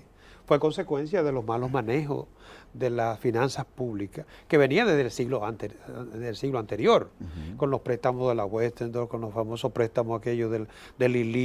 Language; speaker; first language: Spanish; native; Spanish